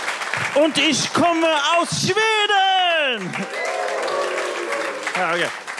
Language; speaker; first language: German; non-native, learner; Swedish